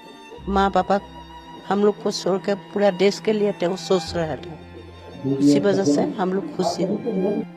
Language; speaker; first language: Hindi; non-native, local second language; Assamese